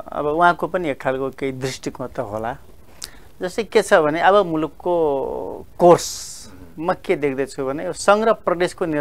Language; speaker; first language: Nepali; non-native, local second language; Dangaura Tharu